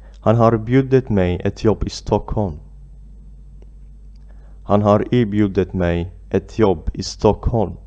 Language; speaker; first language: Swedish; non-native, fluent; Arabic